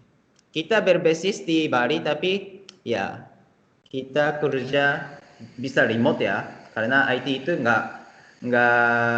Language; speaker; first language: Indonesian; non-native, fluent; Japanese